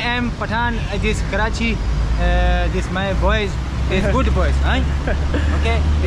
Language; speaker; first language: English; non-native, learner; Urdu